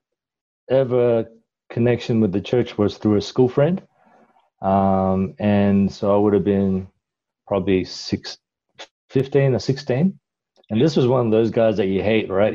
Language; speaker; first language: English; non-native, local second language; Cantonese